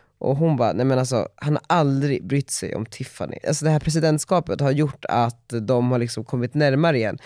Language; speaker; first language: Swedish; native; Swedish